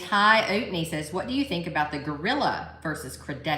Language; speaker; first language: English; native; English